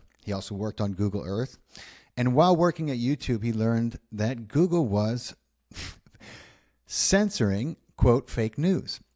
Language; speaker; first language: English; native; English